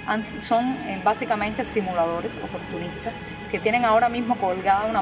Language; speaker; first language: Spanish; native; Spanish